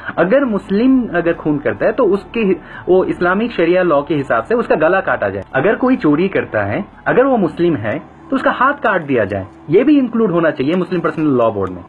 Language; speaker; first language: Hindi; non-native, fluent; Bangla